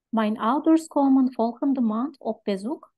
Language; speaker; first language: Dutch; non-native, learner; Turkish